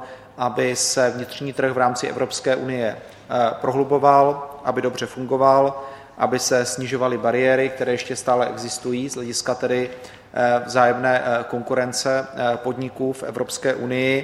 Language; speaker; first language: Czech; native; Czech